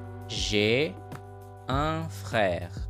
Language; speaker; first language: French; non-native, learner; Portuguese